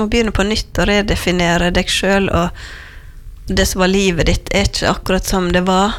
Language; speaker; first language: Norwegian; native; Norwegian